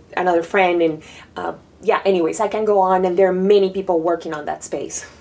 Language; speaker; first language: English; non-native, fluent; Spanish